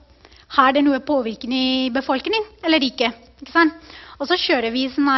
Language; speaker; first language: Norwegian; non-native, fluent; Spanish